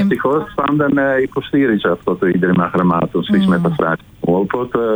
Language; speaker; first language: Greek; non-native, fluent; Dutch